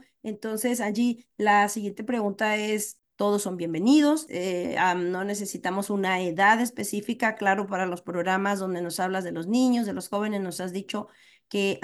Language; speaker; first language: Spanish; native; Spanish